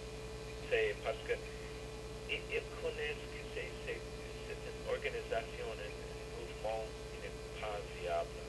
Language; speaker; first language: French; non-native, learner; English